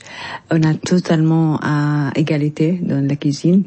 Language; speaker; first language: French; non-native, learner; Arabic